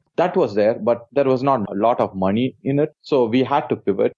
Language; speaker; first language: English; non-native, local second language; Tamil